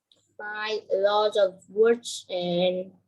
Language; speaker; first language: English; non-native, learner; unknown